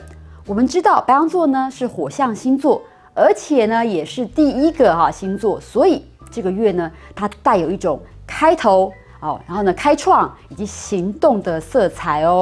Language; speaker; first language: Chinese; native; Chinese